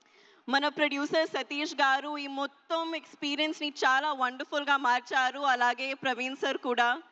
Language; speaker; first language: Telugu; non-native, learner; Hindi